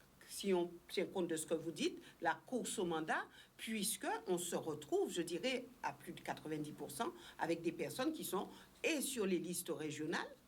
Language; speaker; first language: French; native; French